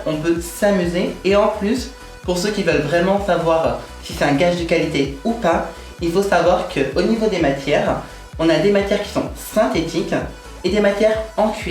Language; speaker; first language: French; native; French